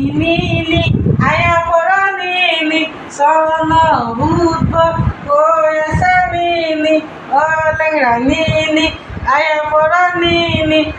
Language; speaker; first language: Bangla; non-native, local second language; Assamese